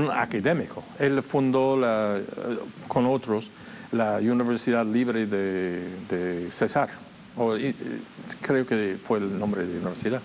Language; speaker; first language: Spanish; non-native, fluent; English